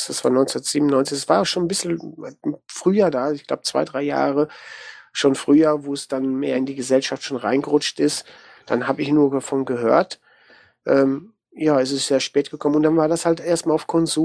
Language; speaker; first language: German; native; German